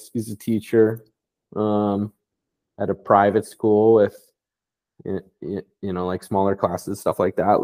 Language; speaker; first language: English; native; English